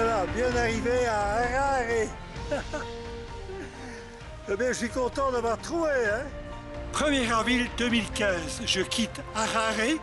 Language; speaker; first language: French; native; French